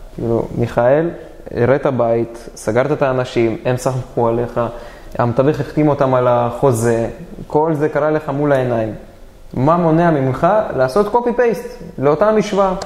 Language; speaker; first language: Hebrew; native; Hebrew